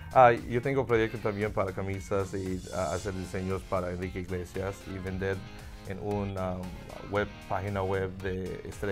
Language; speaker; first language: Spanish; non-native, learner; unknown